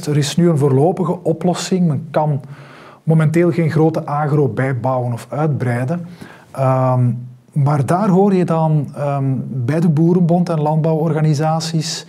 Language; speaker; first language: Dutch; native; Dutch